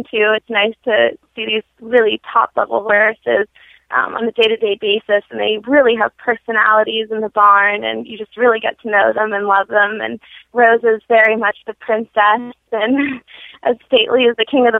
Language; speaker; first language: English; native; English